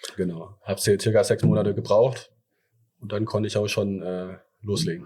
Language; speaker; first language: German; early bilingual, other home language; Thai